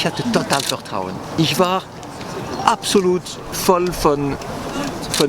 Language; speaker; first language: German; non-native, local second language; French